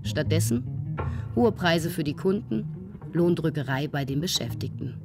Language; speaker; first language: German; native; German